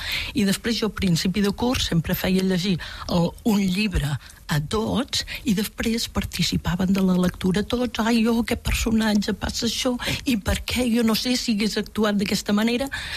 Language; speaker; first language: Catalan; native; Catalan